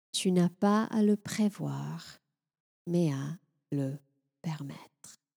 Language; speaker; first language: French; non-native, fluent; English